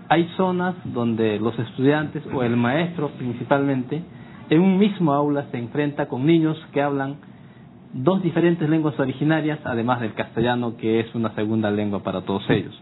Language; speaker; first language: Spanish; non-native, local second language; Quechua